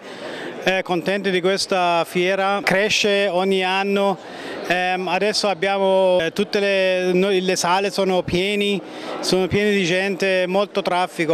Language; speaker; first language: Italian; non-native, fluent; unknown